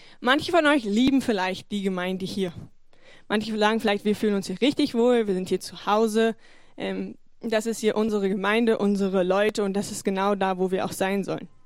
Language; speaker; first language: German; native; German